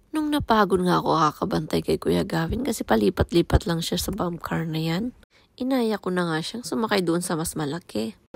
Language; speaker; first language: Filipino; non-native, local second language; Iloko